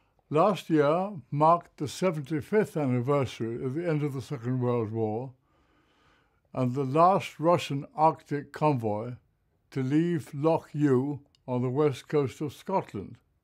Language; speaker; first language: English; native; English